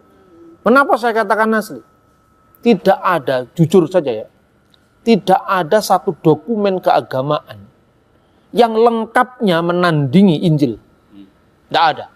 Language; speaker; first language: Indonesian; native; Indonesian